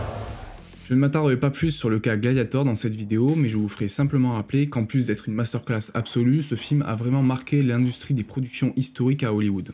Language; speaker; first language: French; native; French